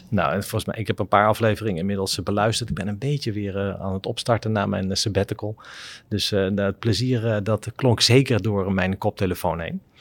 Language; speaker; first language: Dutch; native; Dutch